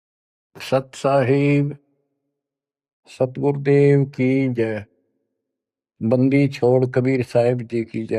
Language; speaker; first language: Hindi; native; Hindi